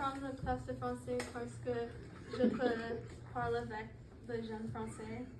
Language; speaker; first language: French; non-native, learner; English